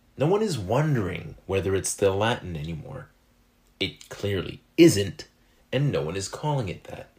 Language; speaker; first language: English; non-native, fluent; French